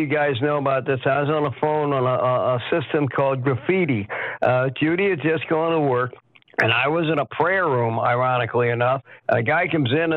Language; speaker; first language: English; native; English